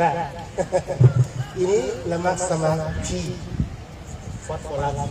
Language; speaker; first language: Indonesian; non-native, learner; Thai